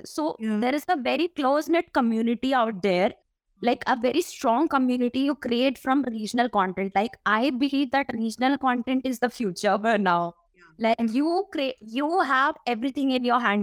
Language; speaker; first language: English; non-native, local second language; Malayalam